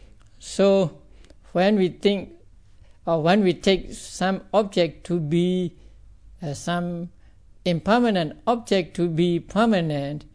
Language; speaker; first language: English; non-native, fluent; Burmese